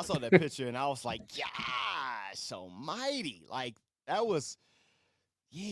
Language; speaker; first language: English; native; English